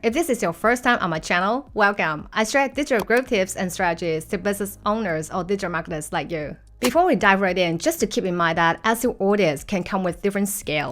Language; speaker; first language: English; non-native, fluent; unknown